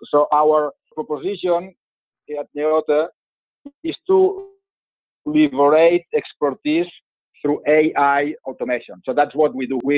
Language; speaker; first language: English; non-native, fluent; Spanish